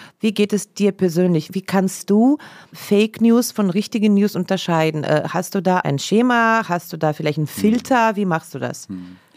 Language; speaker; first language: German; non-native, fluent; Russian